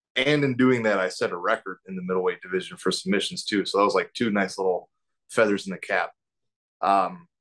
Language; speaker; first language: English; native; English